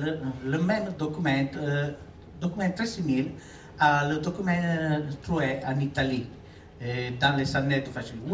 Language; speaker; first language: French; non-native, learner; Italian